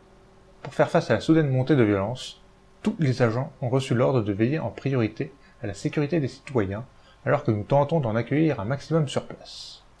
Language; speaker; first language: French; native; French